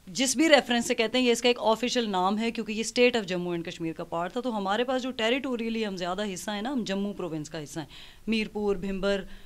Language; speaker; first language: Urdu; non-native, local second language; Punjabi